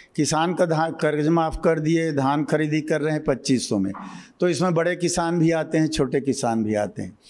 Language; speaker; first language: Hindi; native; Hindi